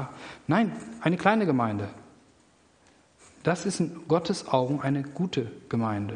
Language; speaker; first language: German; native; German